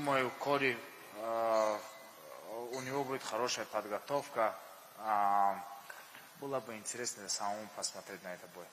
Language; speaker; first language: Russian; non-native, local second language; Tajik